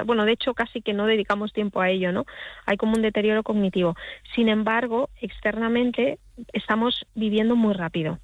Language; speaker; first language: Spanish; native; Spanish